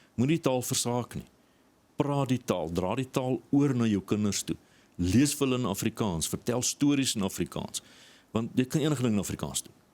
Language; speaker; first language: Afrikaans; native; Afrikaans